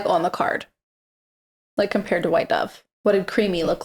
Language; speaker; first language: English; native; English